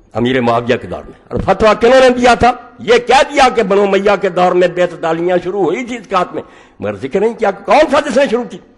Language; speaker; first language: Urdu; native; Urdu